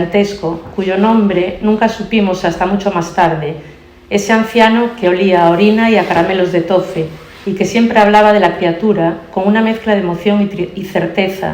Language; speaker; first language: Spanish; native; Spanish